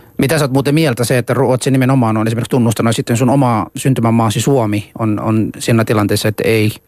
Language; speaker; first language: Finnish; early bilingual, other home language; Somali